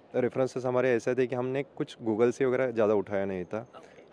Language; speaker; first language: Hindi; native; Hindi